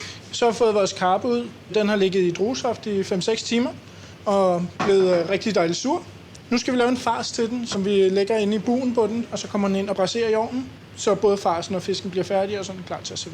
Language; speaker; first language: Danish; native; Danish